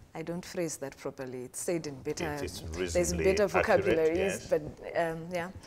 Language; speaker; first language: English; non-native, local second language; Shona